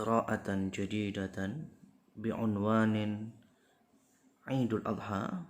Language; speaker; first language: Arabic; non-native, fluent; Indonesian